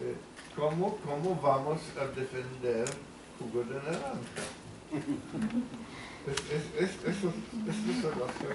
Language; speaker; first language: Spanish; non-native, fluent; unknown